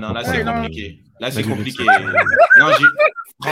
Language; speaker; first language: French; native; French